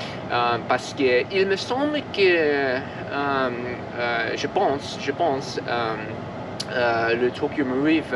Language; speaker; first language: French; non-native, learner; English